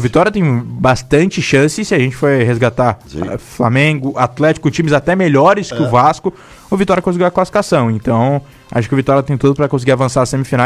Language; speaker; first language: Portuguese; native; Portuguese